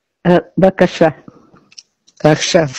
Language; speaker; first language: Hebrew; non-native, learner; Russian